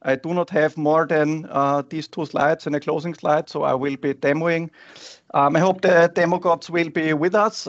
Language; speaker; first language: English; non-native, fluent; German